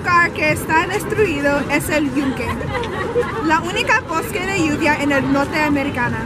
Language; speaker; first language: Spanish; non-native, learner; English